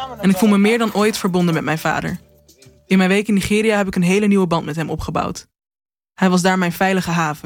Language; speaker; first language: Dutch; native; Dutch